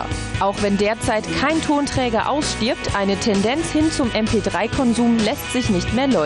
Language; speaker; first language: German; native; German